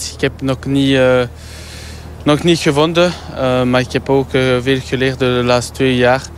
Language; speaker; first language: Dutch; non-native, learner; French